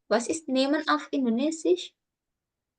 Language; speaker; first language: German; non-native, fluent; Indonesian